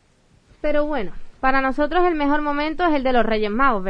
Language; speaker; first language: Spanish; native; Spanish